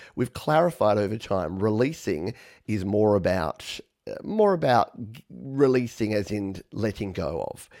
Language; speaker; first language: English; native; English